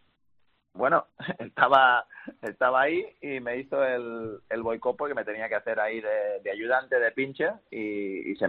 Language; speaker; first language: Spanish; native; Spanish